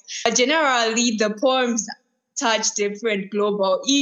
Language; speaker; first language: English; non-native, local second language; Shona